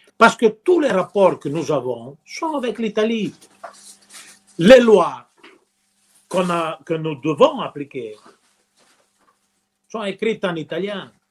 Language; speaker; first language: French; non-native, local second language; Italian